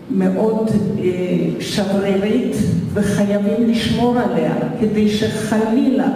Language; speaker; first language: Hebrew; early bilingual, other home language; Polish